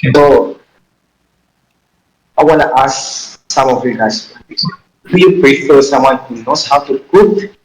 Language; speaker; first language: English; non-native, fluent; Malay